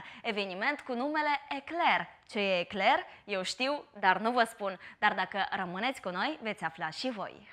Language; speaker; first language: Romanian; native; Romanian